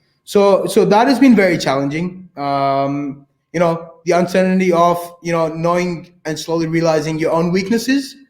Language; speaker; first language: English; early bilingual, other home language; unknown